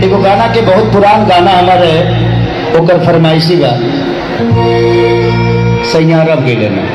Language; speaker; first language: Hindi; non-native, local second language; Bhojpuri